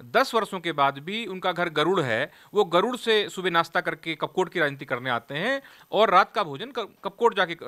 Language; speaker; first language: Hindi; native; Hindi